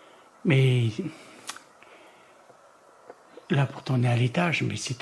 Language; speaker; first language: French; native; French